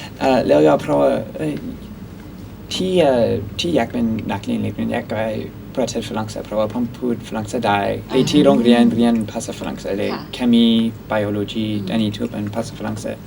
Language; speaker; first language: Thai; non-native, learner; English